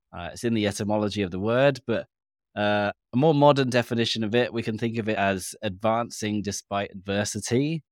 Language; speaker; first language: English; native; English